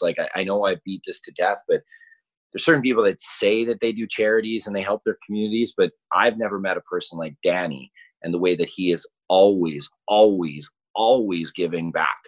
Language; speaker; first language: English; native; English